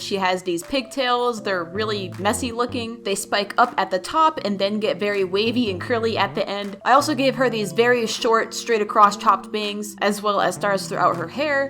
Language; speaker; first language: English; native; English